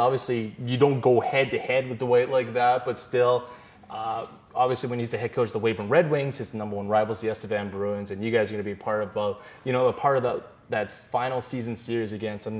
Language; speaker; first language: English; native; English